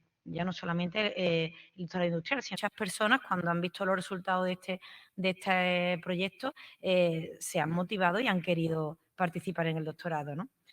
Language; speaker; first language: Spanish; native; Spanish